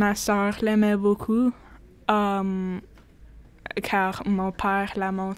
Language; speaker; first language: French; non-native, local second language; English